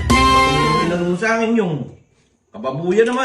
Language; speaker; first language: Filipino; native; Filipino